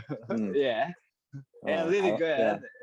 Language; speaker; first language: English; non-native, learner; Japanese